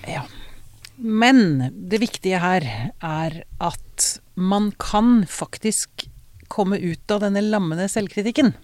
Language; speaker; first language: Norwegian; native; Norwegian